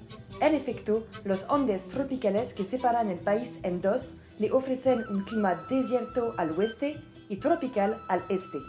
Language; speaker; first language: Spanish; non-native, learner; French